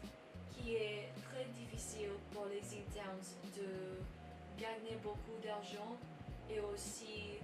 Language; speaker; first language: French; non-native, learner; English